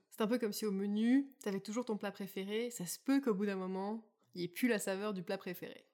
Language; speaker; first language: French; native; French